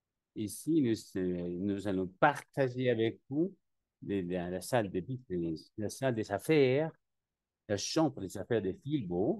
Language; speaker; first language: French; non-native, learner; Spanish